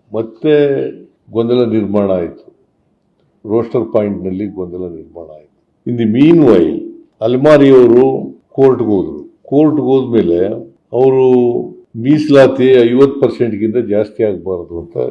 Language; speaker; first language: Kannada; native; Kannada